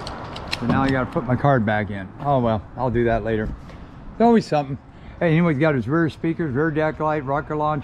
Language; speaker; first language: English; native; English